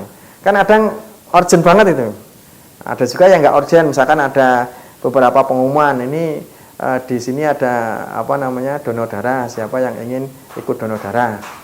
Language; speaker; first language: Indonesian; non-native, local second language; Javanese